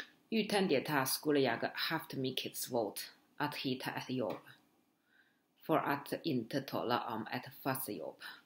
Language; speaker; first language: Swedish; non-native, fluent; Chinese